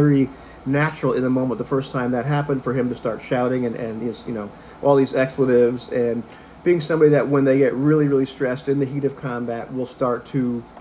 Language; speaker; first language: English; native; English